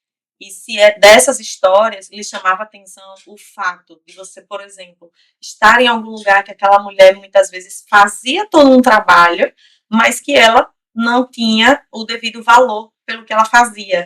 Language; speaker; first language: Portuguese; native; Portuguese